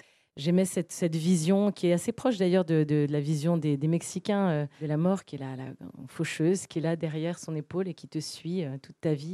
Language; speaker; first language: French; native; French